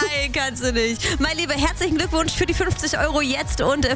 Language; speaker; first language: German; native; German